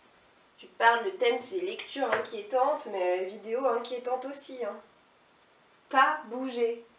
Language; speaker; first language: French; native; French